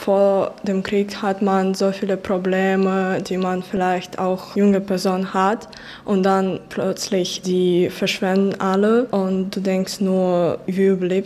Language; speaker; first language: German; non-native, fluent; Ukrainian